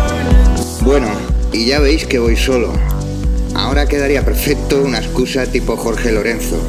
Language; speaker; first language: Spanish; native; Spanish